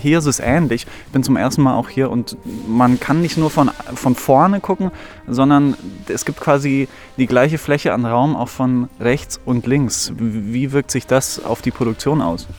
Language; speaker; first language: German; native; German